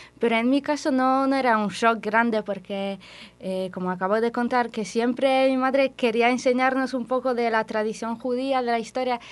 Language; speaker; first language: Spanish; non-native, fluent; Polish